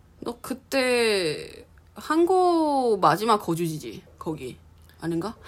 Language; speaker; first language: Korean; non-native, fluent; Chinese